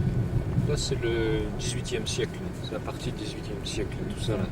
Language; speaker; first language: French; native; French